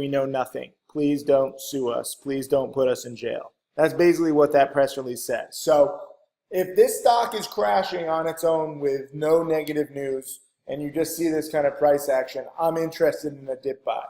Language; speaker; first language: English; native; English